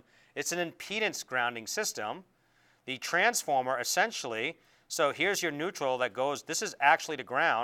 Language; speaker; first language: English; native; English